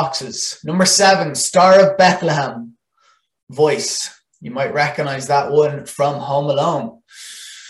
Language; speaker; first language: English; non-native, local second language; Irish